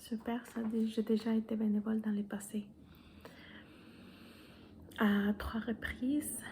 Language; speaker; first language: French; non-native, fluent; Spanish